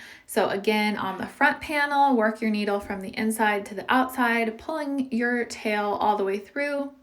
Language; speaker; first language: English; native; English